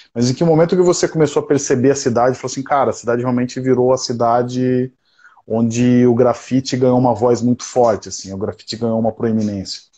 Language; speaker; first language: Portuguese; native; Portuguese